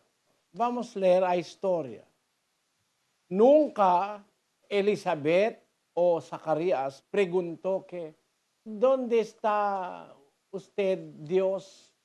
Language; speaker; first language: Spanish; non-native, learner; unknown